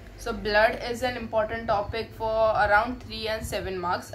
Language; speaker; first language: English; non-native, local second language; Hindi